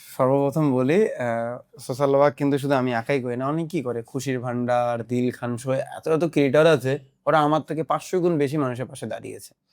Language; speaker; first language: Bangla; non-native, local second language; Rangpuri